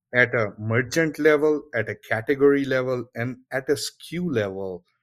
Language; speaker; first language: English; non-native, local second language; Gujarati